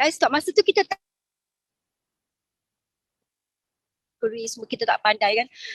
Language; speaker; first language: Malay; native; Malay